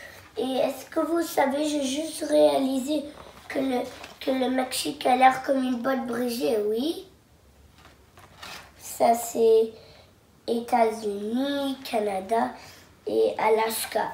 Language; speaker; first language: French; non-native, local second language; English